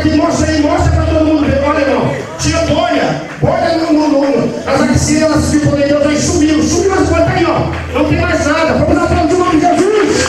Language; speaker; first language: Portuguese; native; Portuguese